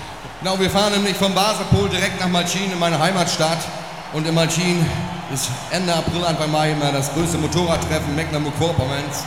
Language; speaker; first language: German; native; German